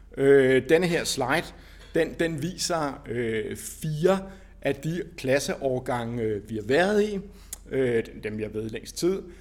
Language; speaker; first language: Danish; native; Danish